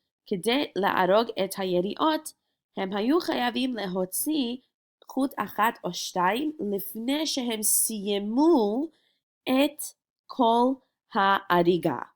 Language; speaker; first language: Hebrew; non-native, fluent; English